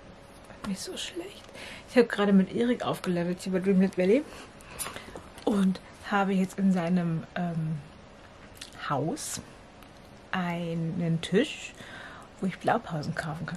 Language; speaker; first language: German; native; German